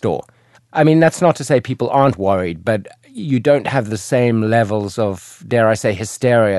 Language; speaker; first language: English; native; English